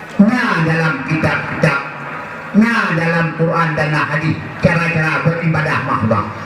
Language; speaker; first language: Malay; non-native, local second language; Achinese